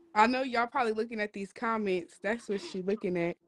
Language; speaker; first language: English; native; English